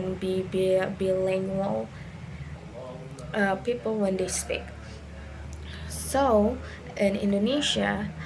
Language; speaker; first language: English; non-native, learner; Indonesian